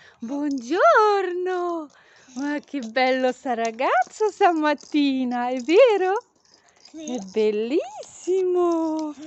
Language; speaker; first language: Italian; non-native, learner; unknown